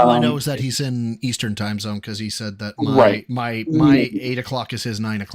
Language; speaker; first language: English; native; English